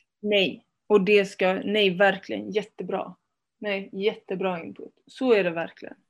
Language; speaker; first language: Swedish; early bilingual, other home language; Spanish